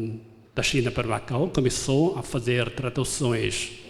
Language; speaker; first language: Portuguese; non-native, fluent; Chinese